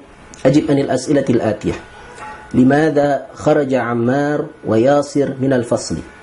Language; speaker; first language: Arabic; non-native, fluent; Indonesian